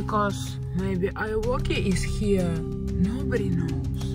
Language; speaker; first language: English; non-native, learner; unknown